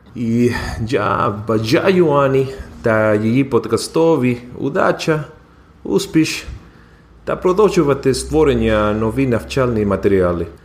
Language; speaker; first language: Ukrainian; non-native, learner; Spanish